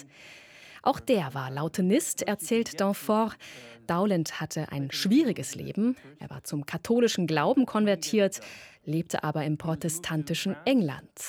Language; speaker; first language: German; native; German